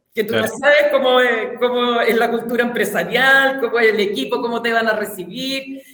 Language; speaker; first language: Spanish; native; Spanish